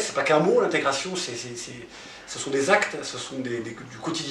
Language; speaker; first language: French; native; French